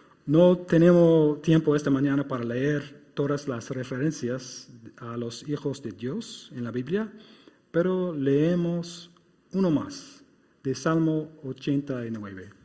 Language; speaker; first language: Spanish; non-native, fluent; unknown